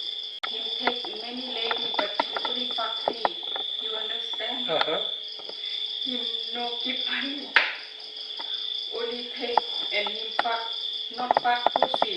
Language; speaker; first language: English; non-native, learner; Thai